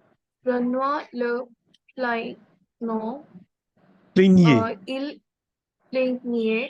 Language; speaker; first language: French; non-native, learner; Bangla